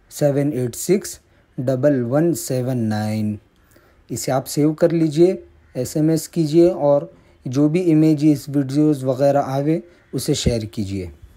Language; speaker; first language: Urdu; non-native, local second language; Gujarati